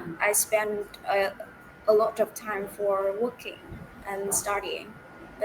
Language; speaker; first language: English; non-native, fluent; Vietnamese